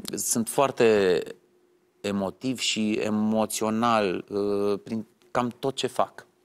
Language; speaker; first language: Romanian; native; Romanian